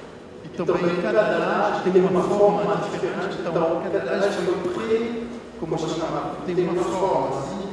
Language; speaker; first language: Portuguese; non-native, fluent; French